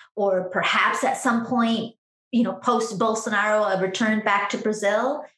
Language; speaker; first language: English; native; English